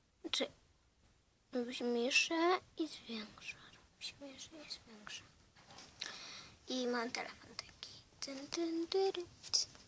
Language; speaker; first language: Polish; early bilingual, heritage; Polish